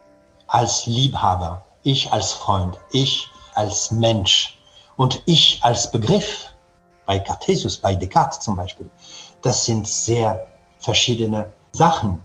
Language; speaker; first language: German; non-native, fluent; French